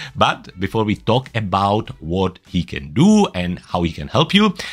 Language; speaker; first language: English; non-native, fluent; Czech